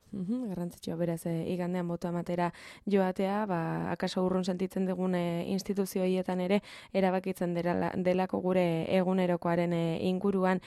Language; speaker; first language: Basque; native; Basque